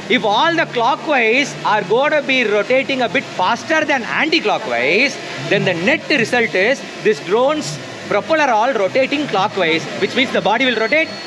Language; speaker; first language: English; non-native, local second language; Tamil